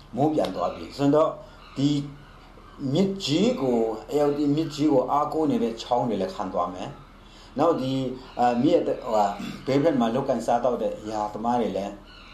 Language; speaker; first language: Burmese; non-native, local second language; Kachin